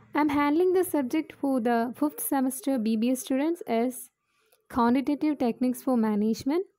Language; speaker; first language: English; non-native, local second language; Malayalam